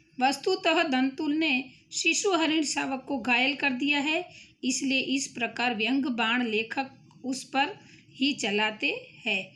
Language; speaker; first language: Hindi; non-native, local second language; Gujarati